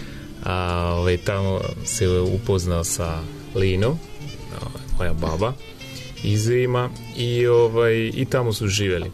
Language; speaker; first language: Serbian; non-native, fluent; Italian